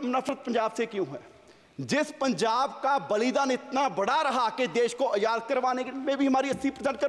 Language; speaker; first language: Hindi; native; Hindi